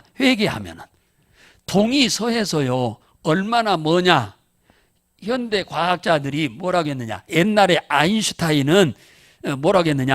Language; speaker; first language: Korean; native; Korean